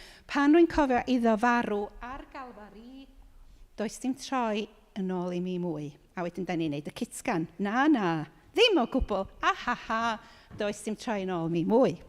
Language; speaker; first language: Welsh; native; Welsh